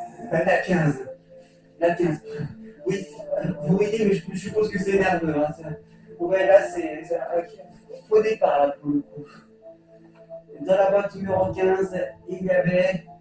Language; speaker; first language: French; native; French